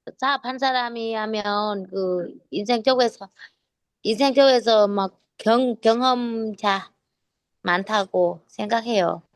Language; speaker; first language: Korean; non-native, learner; Vietnamese